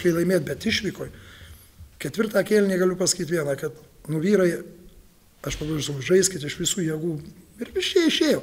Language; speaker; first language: Lithuanian; native; Lithuanian